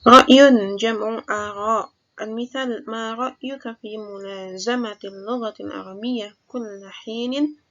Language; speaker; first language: Arabic; non-native, fluent; Indonesian